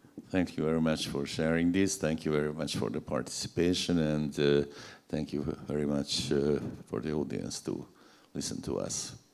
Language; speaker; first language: English; non-native, fluent; Hungarian